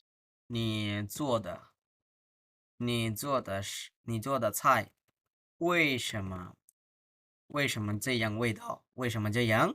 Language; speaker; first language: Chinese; non-native, fluent; Bangla